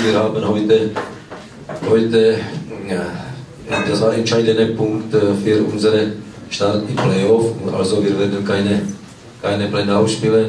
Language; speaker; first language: German; non-native, learner; Czech